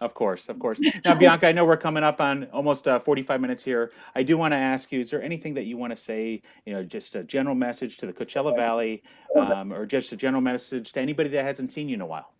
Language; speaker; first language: English; native; English